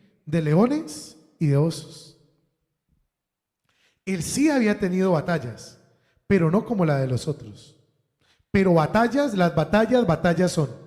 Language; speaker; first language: Spanish; native; Spanish